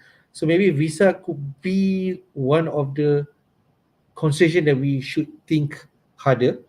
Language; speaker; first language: English; non-native, local second language; Malay